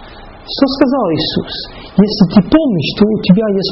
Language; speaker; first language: Russian; non-native, fluent; Dutch